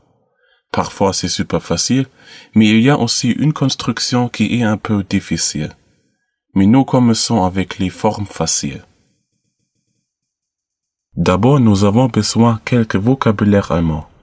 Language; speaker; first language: French; non-native, learner; German